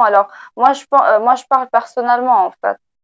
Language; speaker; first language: French; non-native, local second language; Arabic